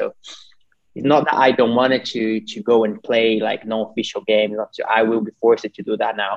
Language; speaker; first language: English; non-native, fluent; Portuguese